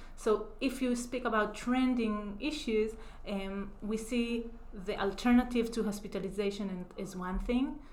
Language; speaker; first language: English; non-native, fluent; Hebrew